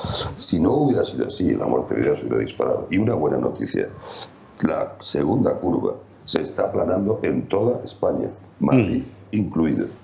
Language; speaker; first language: Spanish; native; Spanish